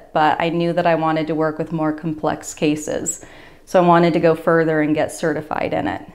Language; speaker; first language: English; native; English